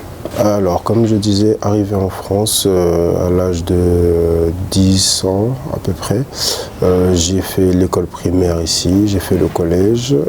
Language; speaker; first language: French; early bilingual, other home language; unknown